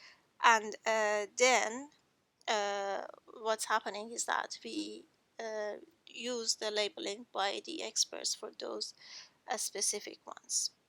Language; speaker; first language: English; non-native, fluent; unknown